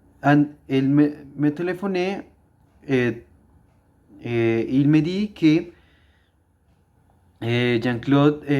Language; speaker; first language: French; non-native, learner; Spanish